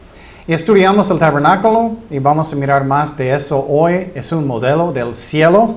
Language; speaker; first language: Spanish; non-native, fluent; English